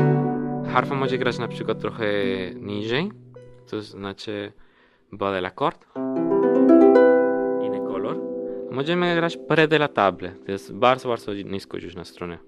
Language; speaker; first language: Polish; non-native, learner; Spanish